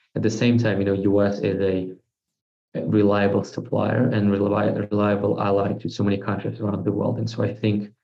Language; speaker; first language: English; non-native, fluent; Russian